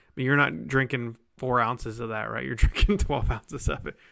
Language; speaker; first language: English; native; English